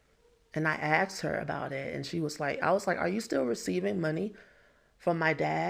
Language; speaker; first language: English; native; English